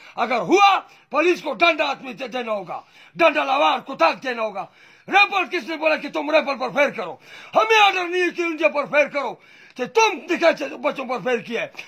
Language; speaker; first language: Urdu; non-native, local second language; Pashto